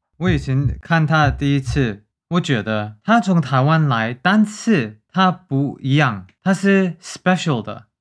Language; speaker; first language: Chinese; early bilingual, heritage; Chinese